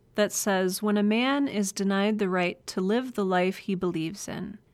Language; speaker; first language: English; native; English